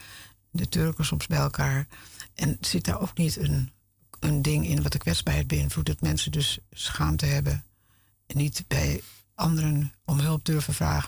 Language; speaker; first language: Dutch; native; Dutch